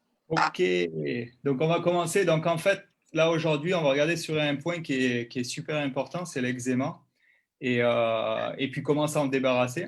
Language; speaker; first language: French; native; French